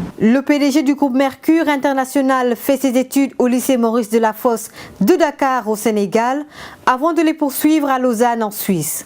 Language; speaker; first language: French; native; French